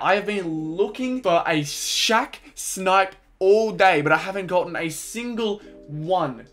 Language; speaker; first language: English; native; English